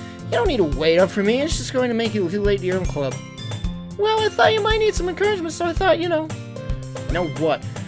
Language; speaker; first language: English; native; English